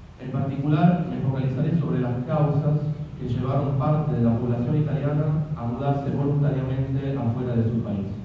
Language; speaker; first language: Spanish; non-native, fluent; Italian